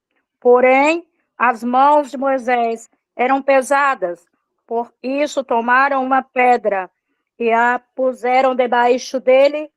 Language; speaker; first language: Portuguese; native; Portuguese